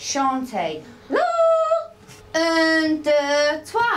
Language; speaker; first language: French; non-native, learner; English